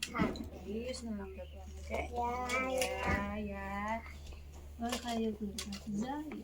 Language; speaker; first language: Dutch; non-native, learner; Filipino